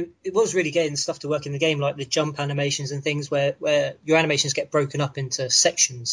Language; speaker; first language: English; native; English